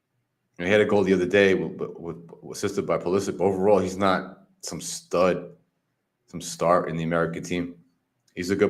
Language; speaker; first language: English; native; English